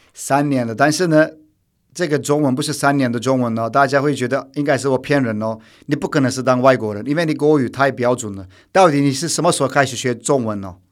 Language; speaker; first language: Chinese; non-native, fluent; Turkish